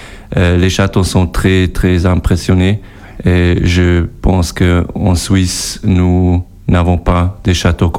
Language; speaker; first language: French; non-native, learner; German